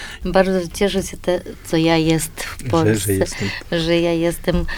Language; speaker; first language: Polish; non-native, learner; Ukrainian